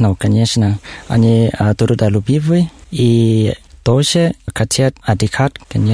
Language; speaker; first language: Russian; non-native, learner; Thai